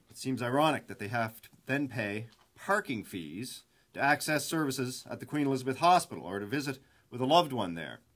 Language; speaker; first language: English; native; English